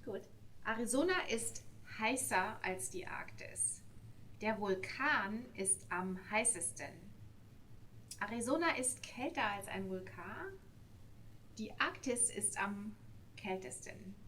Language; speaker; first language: German; non-native, fluent; English